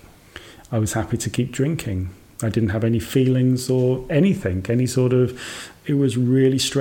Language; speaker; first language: English; native; English